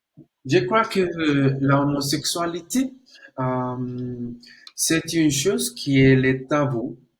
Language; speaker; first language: French; non-native, learner; Spanish